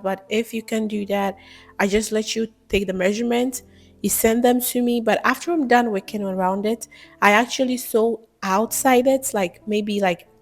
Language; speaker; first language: English; non-native, local second language; Akan